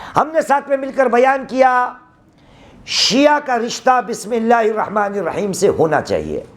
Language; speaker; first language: Urdu; non-native, local second language; Gujarati